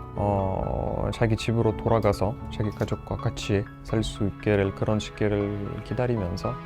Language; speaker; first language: Korean; non-native, fluent; Russian